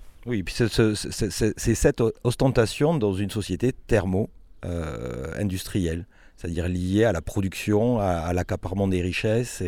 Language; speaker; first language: French; native; French